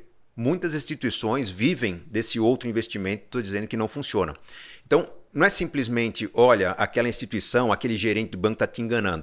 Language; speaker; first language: Portuguese; native; Portuguese